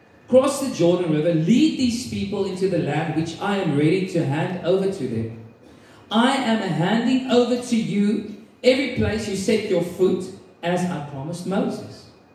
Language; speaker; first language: English; non-native, local second language; Afrikaans